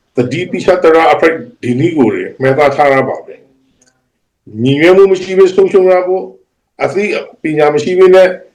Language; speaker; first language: Burmese; native; Burmese